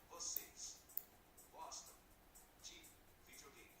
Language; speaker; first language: Portuguese; non-native, learner; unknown